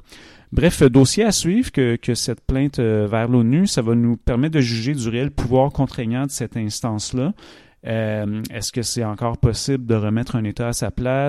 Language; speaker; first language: French; native; French